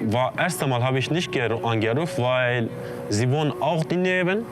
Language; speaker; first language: German; non-native, learner; Kurdish